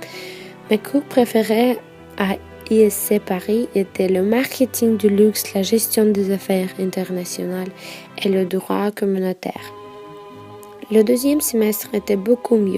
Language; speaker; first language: French; non-native, fluent; Russian